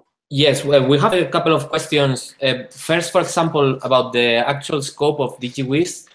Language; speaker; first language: English; non-native, fluent; Spanish